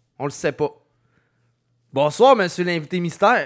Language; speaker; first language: French; native; French